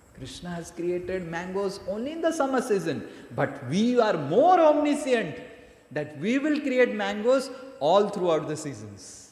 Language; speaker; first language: English; non-native, local second language; Hindi